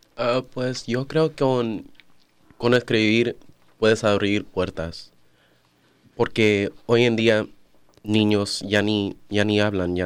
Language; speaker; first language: Spanish; early bilingual, other home language; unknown